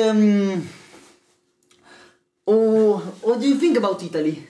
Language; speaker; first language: English; non-native, learner; Italian